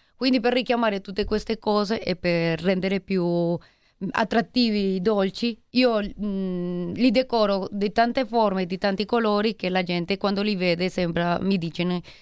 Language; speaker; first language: Italian; non-native, fluent; Spanish